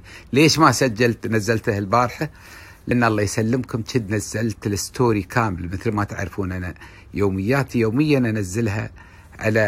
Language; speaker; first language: Arabic; native; Arabic